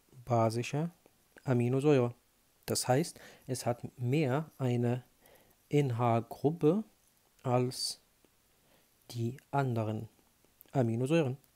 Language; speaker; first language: German; non-native, fluent; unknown